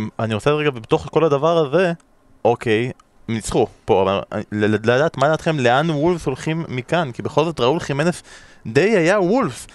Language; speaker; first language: Hebrew; native; Hebrew